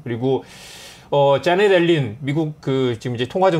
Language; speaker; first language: Korean; native; Korean